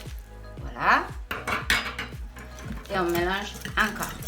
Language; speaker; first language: French; non-native, fluent; Italian